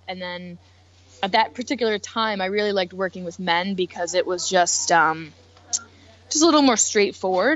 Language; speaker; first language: English; native; English